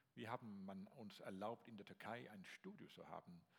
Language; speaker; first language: German; non-native, learner; Danish